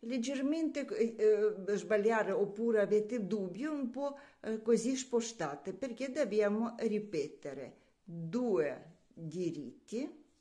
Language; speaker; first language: Italian; non-native, learner; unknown